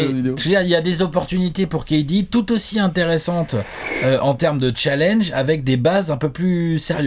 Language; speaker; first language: French; native; French